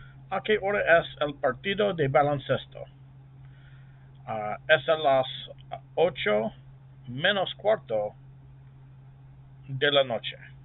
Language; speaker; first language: Spanish; non-native, learner; English